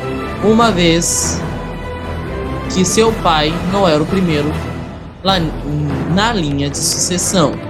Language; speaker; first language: Portuguese; native; Portuguese